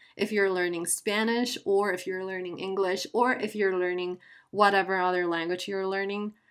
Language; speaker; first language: English; non-native, fluent; Spanish